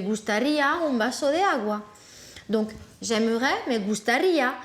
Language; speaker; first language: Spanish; non-native, fluent; French